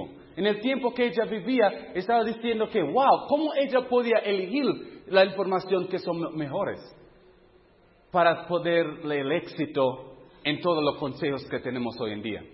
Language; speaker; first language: Spanish; non-native, fluent; English